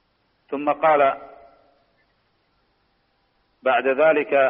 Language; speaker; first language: Arabic; native; Arabic